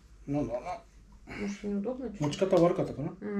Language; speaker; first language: Japanese; native; Japanese